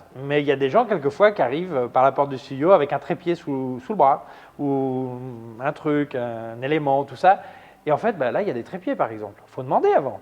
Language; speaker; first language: French; native; French